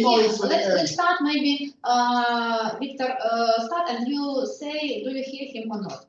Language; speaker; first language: English; non-native, learner; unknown